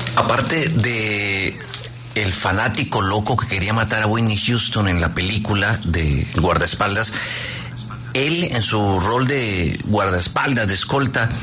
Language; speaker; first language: Spanish; native; Spanish